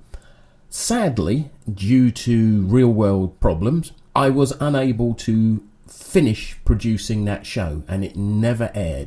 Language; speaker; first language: English; native; English